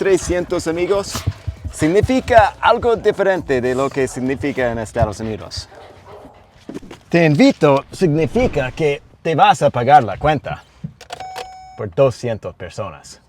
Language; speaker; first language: Spanish; non-native, fluent; English